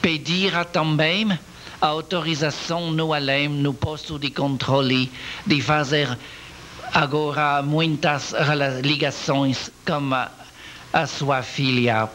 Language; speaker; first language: Portuguese; non-native, learner; French